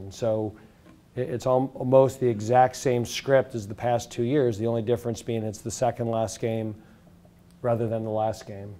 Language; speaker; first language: English; native; English